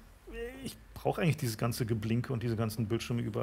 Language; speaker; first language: German; native; German